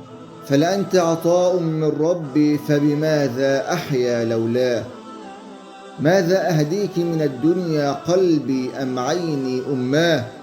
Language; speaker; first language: Arabic; native; Arabic